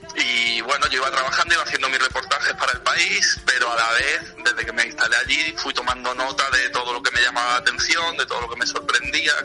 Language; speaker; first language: Spanish; native; Spanish